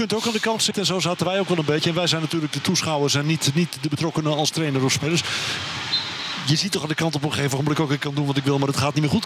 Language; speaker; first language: Dutch; native; Dutch